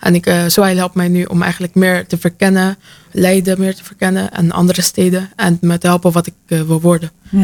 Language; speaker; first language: Dutch; early bilingual, other home language; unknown